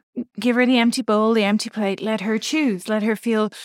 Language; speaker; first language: English; native; English